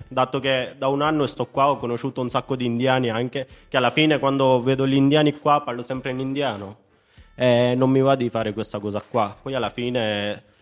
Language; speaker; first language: Italian; non-native, fluent; Hindi